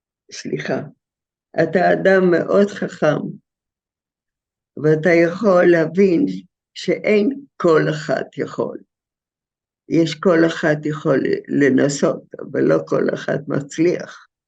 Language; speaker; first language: Hebrew; non-native, fluent; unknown